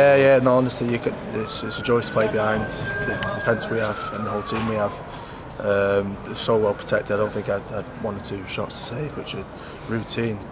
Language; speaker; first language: English; native; English